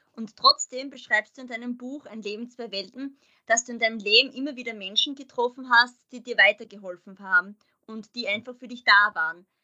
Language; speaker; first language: German; native; German